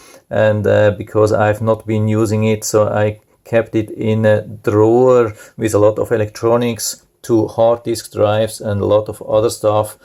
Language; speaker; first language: English; non-native, fluent; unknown